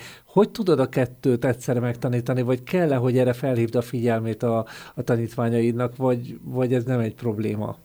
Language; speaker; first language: Hungarian; native; Hungarian